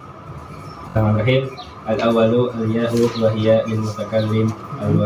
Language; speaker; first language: Arabic; non-native, learner; Indonesian